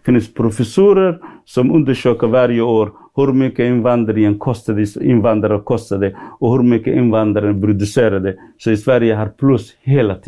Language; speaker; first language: Swedish; non-native, fluent; Somali